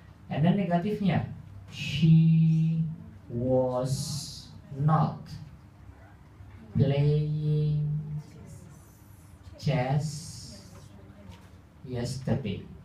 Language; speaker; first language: English; non-native, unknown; Indonesian